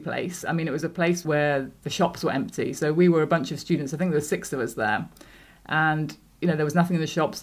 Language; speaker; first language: English; native; English